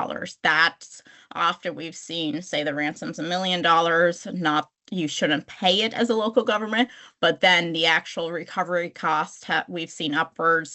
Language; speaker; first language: English; native; English